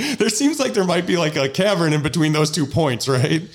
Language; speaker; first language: English; native; English